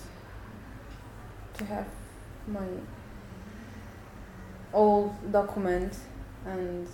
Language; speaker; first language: English; non-native, learner; Bulgarian